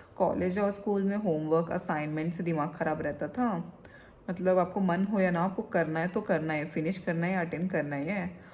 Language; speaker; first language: Hindi; non-native, local second language; Kannada